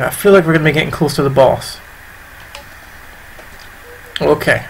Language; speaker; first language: English; native; English